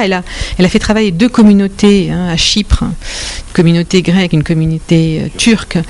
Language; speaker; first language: French; native; French